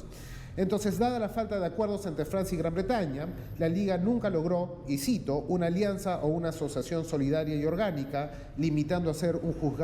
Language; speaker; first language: Spanish; native; Spanish